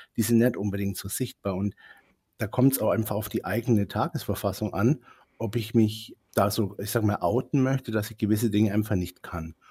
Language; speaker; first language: German; native; German